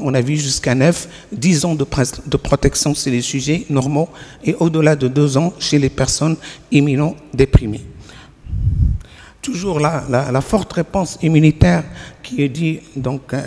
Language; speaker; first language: French; non-native, local second language; Arabic